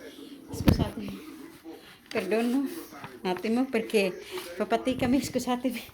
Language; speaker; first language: Italian; non-native, learner; Cebuano